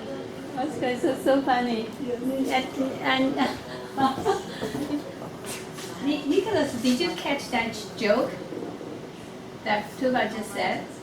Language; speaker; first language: English; non-native, local second language; Chinese